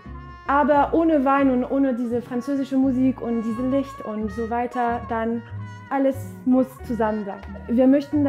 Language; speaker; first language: German; non-native, fluent; French